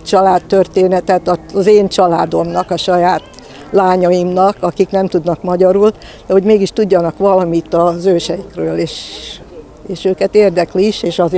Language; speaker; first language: Hungarian; early bilingual, heritage; Hungarian